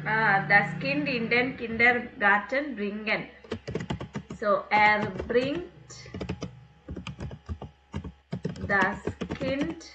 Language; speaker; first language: German; non-native, fluent; Tamil